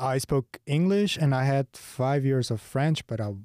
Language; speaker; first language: English; non-native, fluent; Portuguese